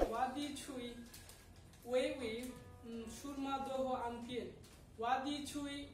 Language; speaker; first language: Chinese; non-native, learner; Bangla